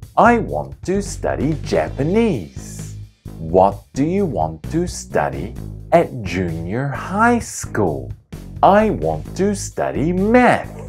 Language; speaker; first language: English; native; English